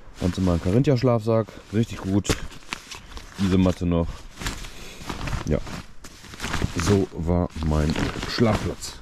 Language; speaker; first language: German; native; German